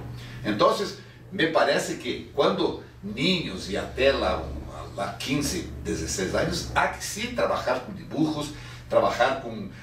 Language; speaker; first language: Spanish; non-native, fluent; Portuguese